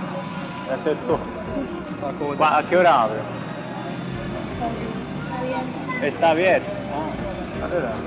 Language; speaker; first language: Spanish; non-native, learner; Italian